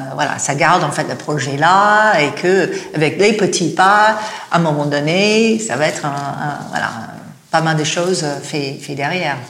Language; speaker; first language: French; non-native, fluent; English